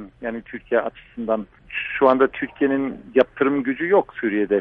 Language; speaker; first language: Turkish; non-native, fluent; English